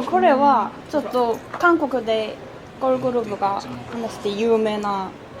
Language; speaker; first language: Japanese; non-native, learner; Korean